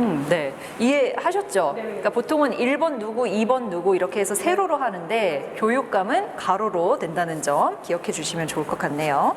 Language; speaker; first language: Korean; native; Korean